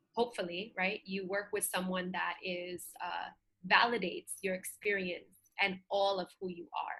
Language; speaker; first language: English; native; English